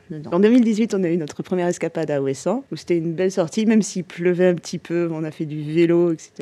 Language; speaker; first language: French; native; French